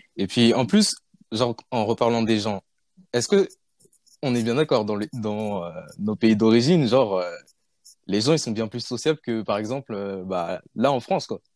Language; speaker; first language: French; early bilingual, other home language; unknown